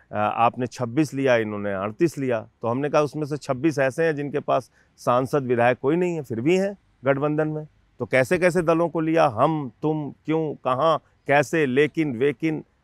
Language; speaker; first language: Hindi; native; Hindi